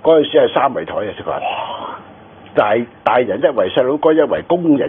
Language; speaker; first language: Cantonese; native; Cantonese